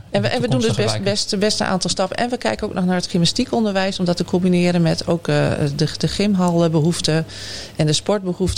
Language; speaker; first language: Dutch; native; Dutch